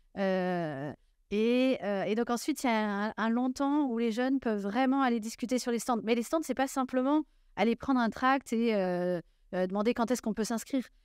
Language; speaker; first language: French; native; French